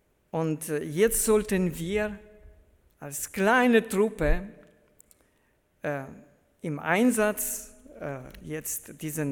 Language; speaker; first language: German; early bilingual, heritage; German